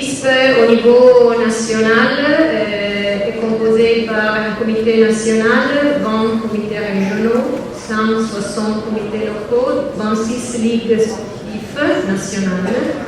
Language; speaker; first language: French; non-native, learner; Italian